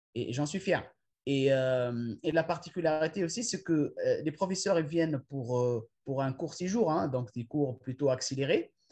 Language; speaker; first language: French; non-native, local second language; Arabic